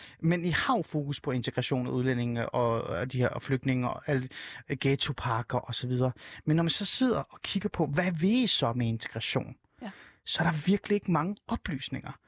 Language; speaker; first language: Danish; early bilingual, other home language; Persian